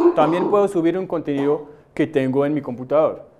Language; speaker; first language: Spanish; non-native, fluent; French